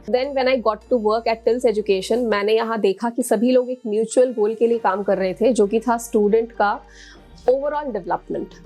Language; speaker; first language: Hindi; native; Hindi